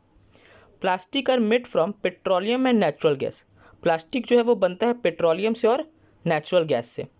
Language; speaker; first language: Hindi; native; Hindi